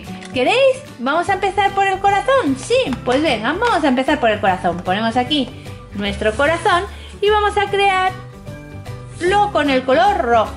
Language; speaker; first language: Spanish; native; Spanish